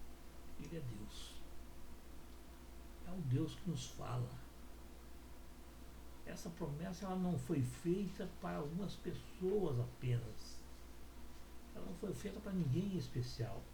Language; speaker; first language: Portuguese; native; Portuguese